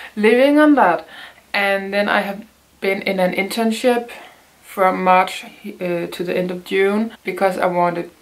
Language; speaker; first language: English; non-native, fluent; Danish